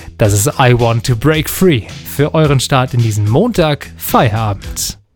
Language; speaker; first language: German; native; German